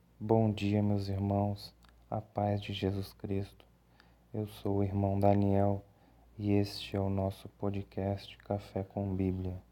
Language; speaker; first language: Portuguese; native; Portuguese